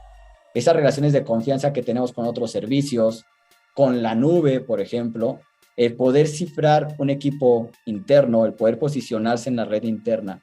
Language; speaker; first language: Spanish; native; Spanish